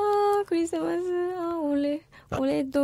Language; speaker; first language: Korean; non-native, learner; Japanese